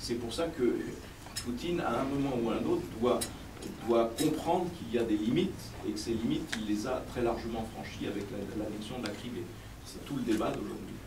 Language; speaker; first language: French; native; French